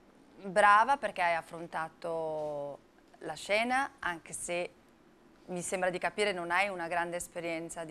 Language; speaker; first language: Italian; native; Italian